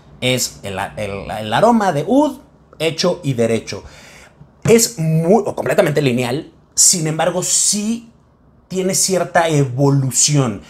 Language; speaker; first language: Spanish; native; Spanish